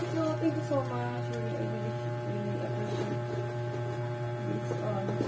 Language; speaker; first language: English; non-native, local second language; Filipino